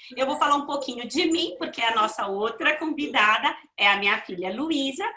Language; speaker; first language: Portuguese; native; Portuguese